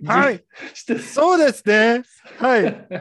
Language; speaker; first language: Japanese; non-native, learner; English